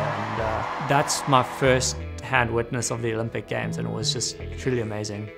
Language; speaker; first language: English; native; English